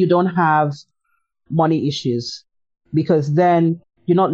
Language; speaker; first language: English; non-native, local second language; Igbo